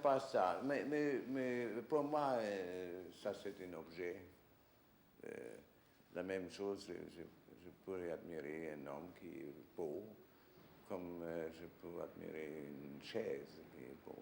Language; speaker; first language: French; non-native, fluent; German